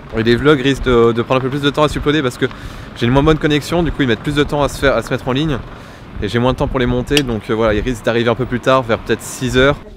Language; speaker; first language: French; native; French